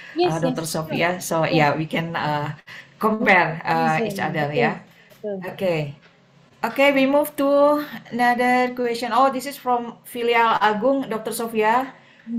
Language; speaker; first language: English; non-native, fluent; Indonesian